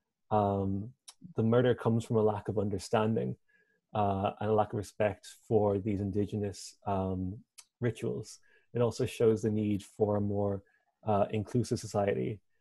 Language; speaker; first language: English; native; English